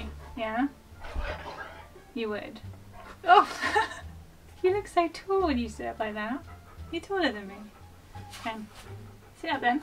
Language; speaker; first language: English; native; English